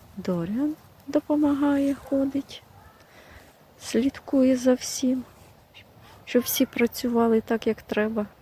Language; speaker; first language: Ukrainian; native; Ukrainian